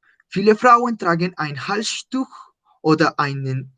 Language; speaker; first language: German; non-native, fluent; Spanish